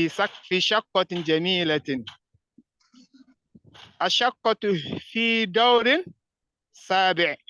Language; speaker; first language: Arabic; non-native, learner; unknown